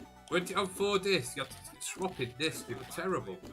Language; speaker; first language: English; native; English